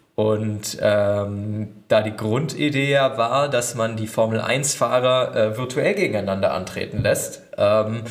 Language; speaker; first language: German; native; German